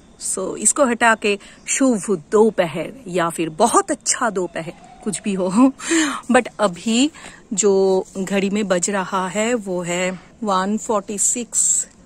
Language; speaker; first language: Hindi; non-native, local second language; Bangla